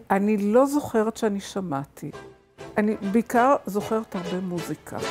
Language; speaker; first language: Hebrew; early bilingual, other home language; German